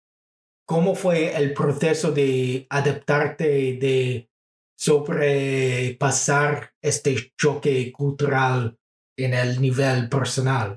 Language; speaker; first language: Spanish; non-native, fluent; English